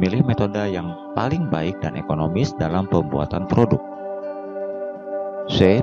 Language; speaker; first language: Indonesian; native; Indonesian